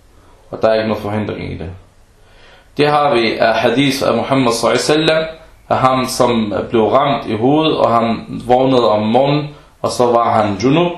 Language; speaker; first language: Danish; early bilingual, other home language; Arabic